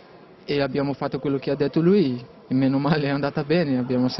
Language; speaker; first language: Italian; non-native, fluent; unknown